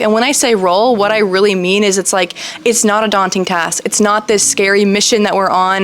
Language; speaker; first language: English; native; English